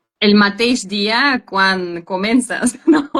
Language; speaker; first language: Catalan; non-native, learner; Russian